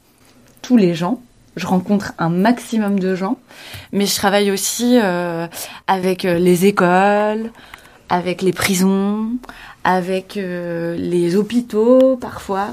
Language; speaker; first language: French; native; French